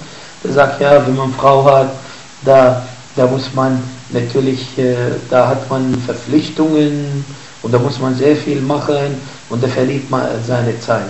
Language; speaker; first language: German; non-native, fluent; Arabic